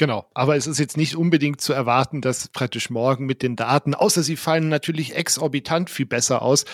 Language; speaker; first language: German; native; German